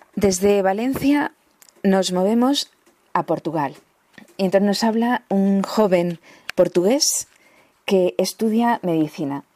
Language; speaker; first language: Spanish; native; Spanish